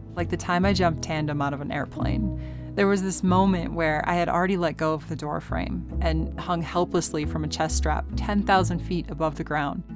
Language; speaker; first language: English; native; English